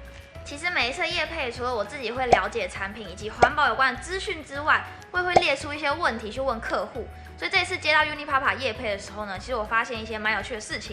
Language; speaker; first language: Chinese; native; Chinese